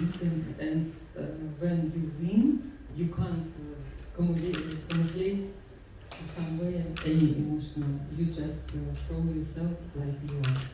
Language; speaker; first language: English; non-native, learner; Russian